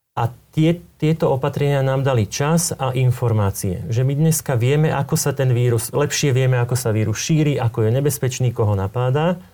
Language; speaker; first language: Slovak; native; Slovak